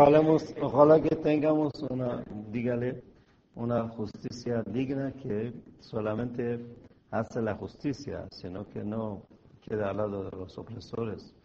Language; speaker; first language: Spanish; non-native, fluent; Persian